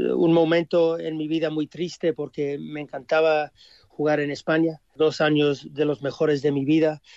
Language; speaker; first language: Spanish; early bilingual, heritage; English